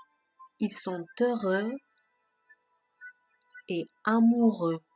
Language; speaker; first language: French; non-native, fluent; Persian